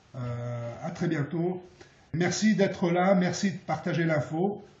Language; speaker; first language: French; early bilingual, other home language; Arabic